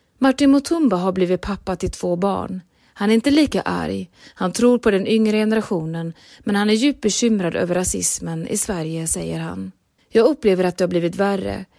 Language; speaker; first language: Swedish; native; Swedish